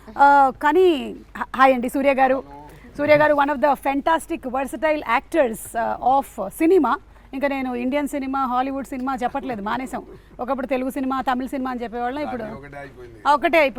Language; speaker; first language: Telugu; native; Telugu